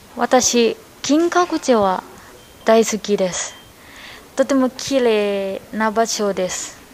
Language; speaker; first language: Japanese; non-native, learner; Thai